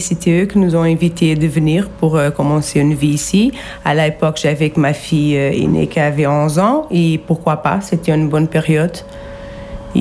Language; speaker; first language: French; non-native, fluent; Portuguese